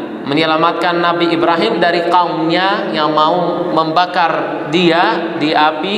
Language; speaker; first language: Indonesian; non-native, fluent; Arabic